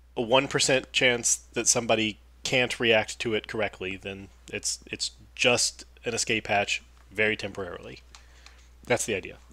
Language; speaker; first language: English; native; English